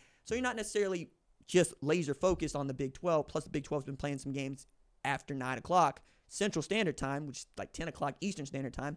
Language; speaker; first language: English; native; English